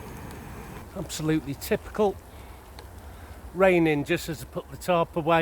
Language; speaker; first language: English; native; English